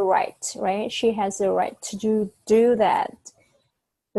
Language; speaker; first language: English; non-native, fluent; Vietnamese